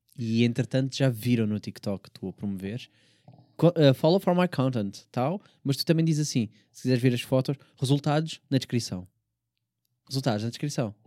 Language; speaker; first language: Portuguese; native; Portuguese